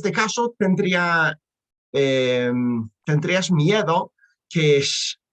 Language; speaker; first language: Spanish; non-native, learner; English